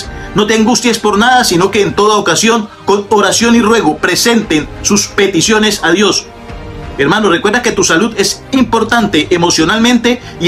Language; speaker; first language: Spanish; native; Spanish